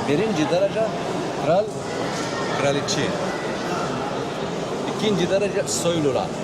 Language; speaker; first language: Turkish; non-native, learner; Arabic